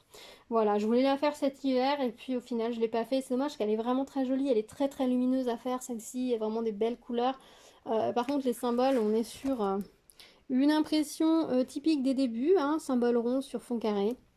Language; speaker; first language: French; native; French